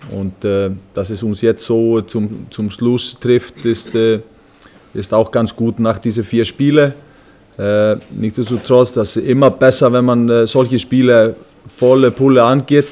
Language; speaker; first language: German; non-native, fluent; Icelandic